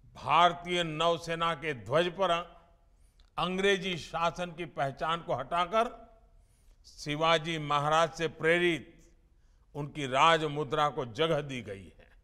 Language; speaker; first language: Hindi; non-native, local second language; Gujarati